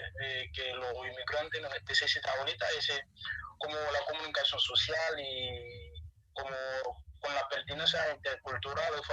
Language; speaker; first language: Spanish; non-native, learner; Haitian Creole